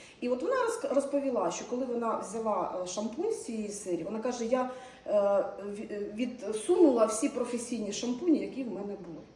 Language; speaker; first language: Ukrainian; non-native, local second language; Russian